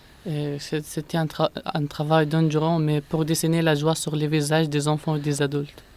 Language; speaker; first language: French; non-native, learner; Arabic